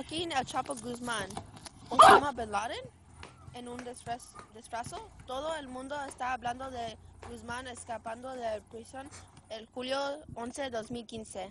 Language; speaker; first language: Spanish; early bilingual, heritage; Spanish